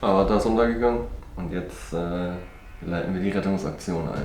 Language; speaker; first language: German; native; German